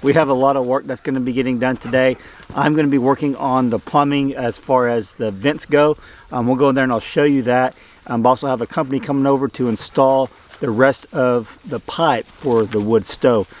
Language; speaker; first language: English; native; English